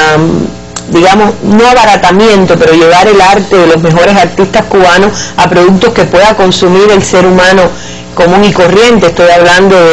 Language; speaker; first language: Spanish; native; Spanish